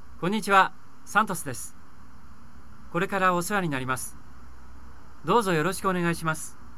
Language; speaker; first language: Japanese; non-native, learner; Portuguese